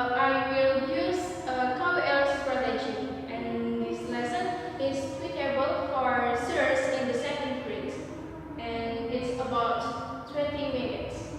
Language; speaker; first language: English; non-native, learner; Indonesian